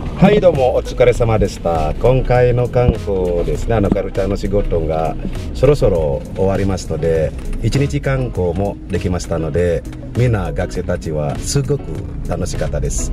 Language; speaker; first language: Japanese; non-native, learner; Indonesian